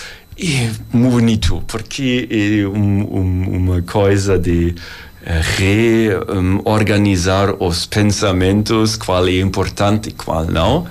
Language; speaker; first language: Portuguese; non-native, learner; German